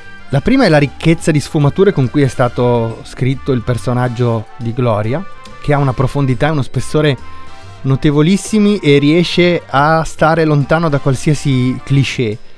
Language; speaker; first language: Italian; native; Italian